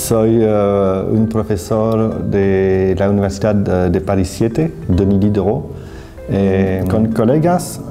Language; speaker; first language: Spanish; non-native, fluent; French